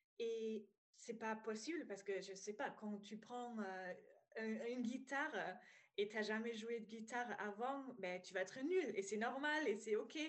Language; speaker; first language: French; non-native, fluent; German